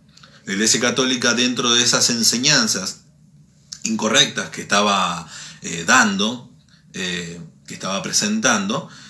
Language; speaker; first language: Spanish; native; Spanish